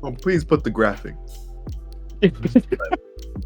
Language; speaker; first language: English; native; English